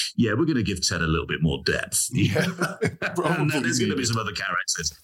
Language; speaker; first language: English; native; English